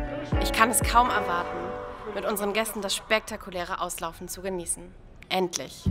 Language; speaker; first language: German; native; German